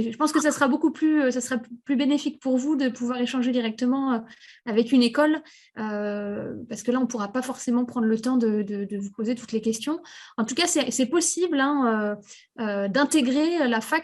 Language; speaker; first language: French; native; French